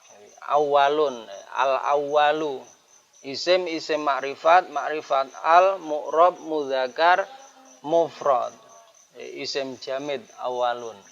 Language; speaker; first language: Arabic; non-native, fluent; Javanese